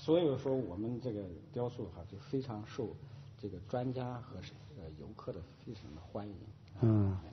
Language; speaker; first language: Chinese; native; Chinese